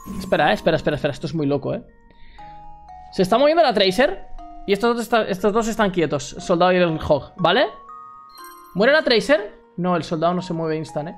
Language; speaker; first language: Spanish; native; Spanish